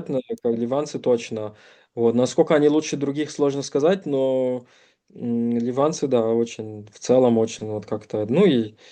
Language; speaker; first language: Russian; native; Russian